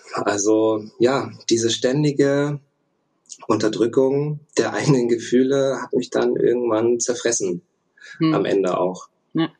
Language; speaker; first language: German; early bilingual, other home language; Russian